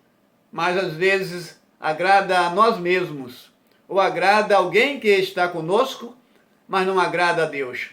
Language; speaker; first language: Portuguese; native; Portuguese